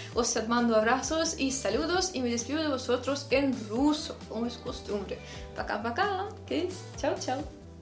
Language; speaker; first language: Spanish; non-native, fluent; Russian